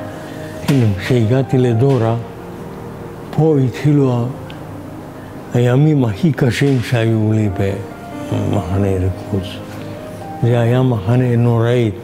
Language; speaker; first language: Hebrew; non-native, fluent; Hungarian